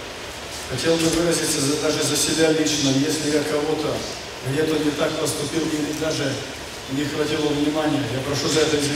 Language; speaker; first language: Russian; native; Russian